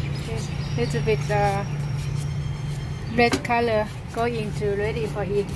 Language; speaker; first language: English; non-native, learner; Lao